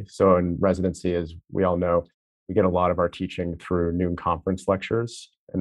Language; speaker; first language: English; native; English